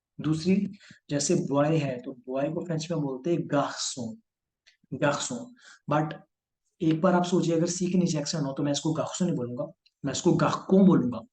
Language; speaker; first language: Hindi; non-native, local second language; Punjabi